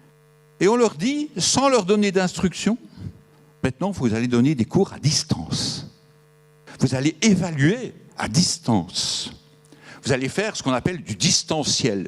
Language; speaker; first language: French; native; French